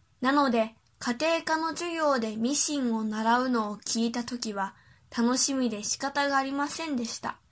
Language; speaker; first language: Japanese; early bilingual, other home language; Chinese